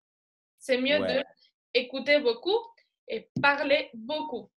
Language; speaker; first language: French; non-native, fluent; Spanish